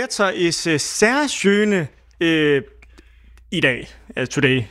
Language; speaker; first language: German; non-native, learner; Danish